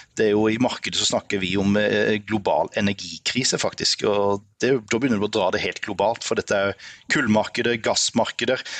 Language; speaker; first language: Norwegian; native; Norwegian